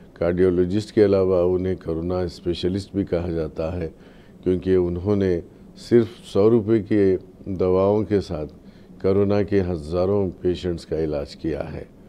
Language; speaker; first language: Urdu; native; Urdu